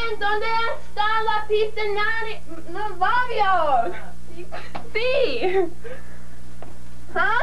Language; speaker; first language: Spanish; non-native, learner; English